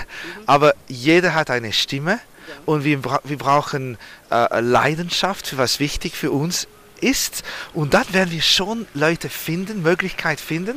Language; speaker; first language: German; non-native, learner; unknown